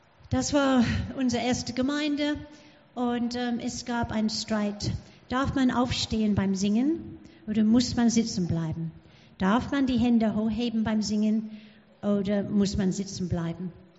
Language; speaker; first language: German; non-native, fluent; English